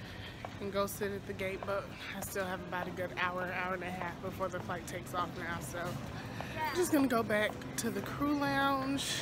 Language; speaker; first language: English; native; English